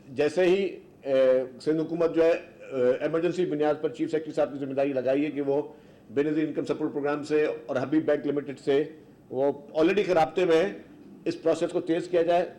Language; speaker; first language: Urdu; non-native, local second language; Sindhi